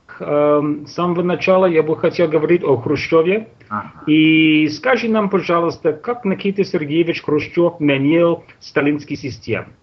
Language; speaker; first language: Russian; non-native, learner; English